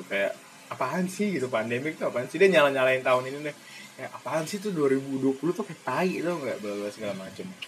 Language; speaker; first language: Indonesian; native; Indonesian